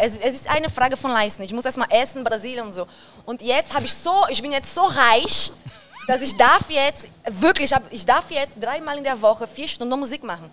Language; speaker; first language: German; non-native, fluent; Portuguese